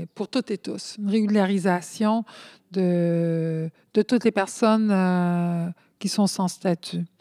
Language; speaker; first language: French; early bilingual, other home language; Spanish